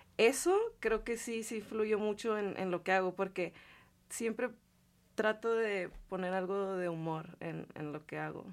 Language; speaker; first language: Spanish; native; Spanish